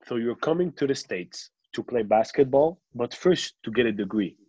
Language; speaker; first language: English; non-native, local second language; French